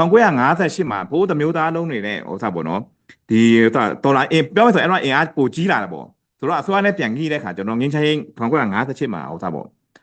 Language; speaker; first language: Burmese; non-native, local second language; Pa'o Karen